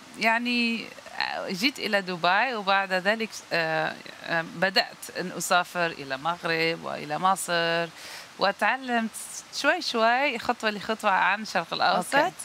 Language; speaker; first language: Arabic; non-native, learner; Dutch